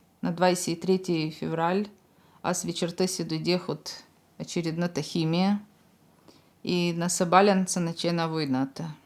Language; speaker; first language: Bulgarian; non-native, learner; Russian